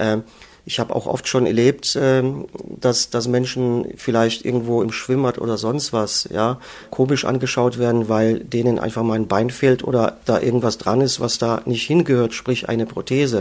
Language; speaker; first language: German; native; German